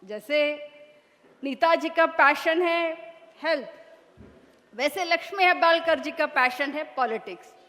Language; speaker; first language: Hindi; non-native, local second language; Kannada